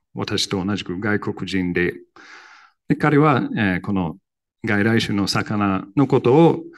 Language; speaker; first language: Japanese; non-native, fluent; English